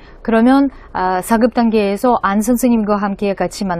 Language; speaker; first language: Korean; non-native, fluent; Russian